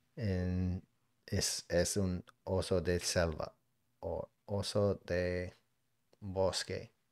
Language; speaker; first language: Spanish; non-native, learner; English